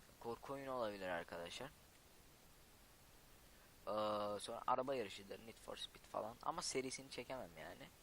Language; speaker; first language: Turkish; native; Turkish